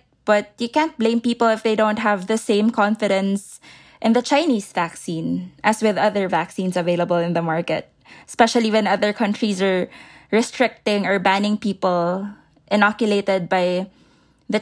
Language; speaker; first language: English; non-native, local second language; Filipino